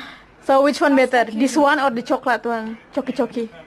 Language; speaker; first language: English; non-native, learner; Indonesian